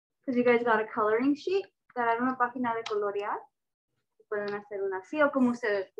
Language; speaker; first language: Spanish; early bilingual, other home language; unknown